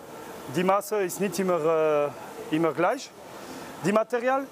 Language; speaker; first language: German; non-native, learner; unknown